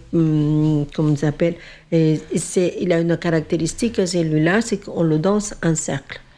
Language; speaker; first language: French; non-native, fluent; Spanish